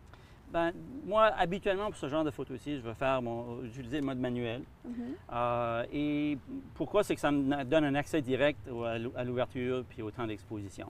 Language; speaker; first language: French; native; French